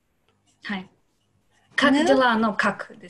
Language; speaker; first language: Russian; non-native, learner; Japanese